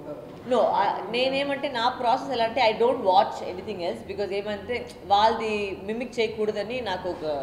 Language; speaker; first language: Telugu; non-native, learner; Tamil